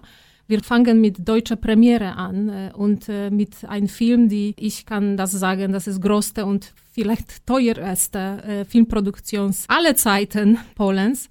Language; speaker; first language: German; non-native, fluent; Polish